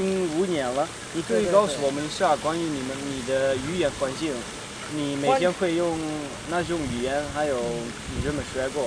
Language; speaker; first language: Chinese; non-native, fluent; Dutch